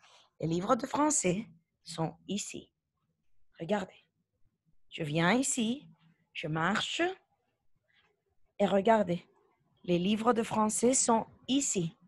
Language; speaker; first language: French; non-native, fluent; Spanish